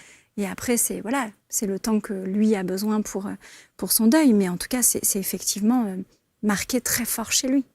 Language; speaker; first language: French; native; French